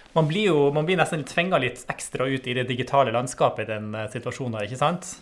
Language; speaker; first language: Norwegian; native; Norwegian